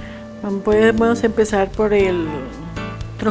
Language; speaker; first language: Spanish; native; Spanish